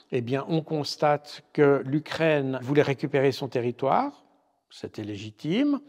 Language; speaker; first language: French; native; French